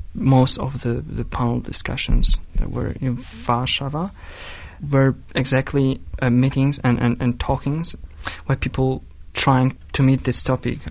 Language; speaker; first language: English; non-native, fluent; Polish